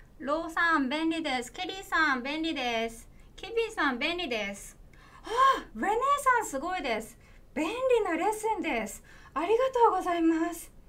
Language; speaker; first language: Japanese; native; Japanese